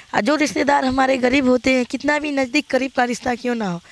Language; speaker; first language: Hindi; native; Hindi